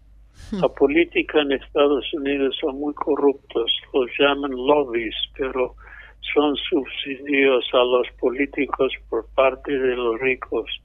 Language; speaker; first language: Spanish; non-native, fluent; English